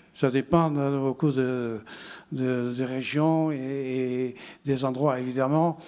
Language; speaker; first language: French; non-native, fluent; Portuguese